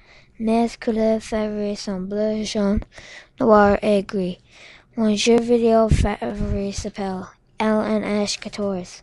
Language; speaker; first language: French; non-native, local second language; English